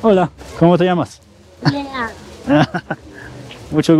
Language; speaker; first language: Spanish; non-native, learner; Polish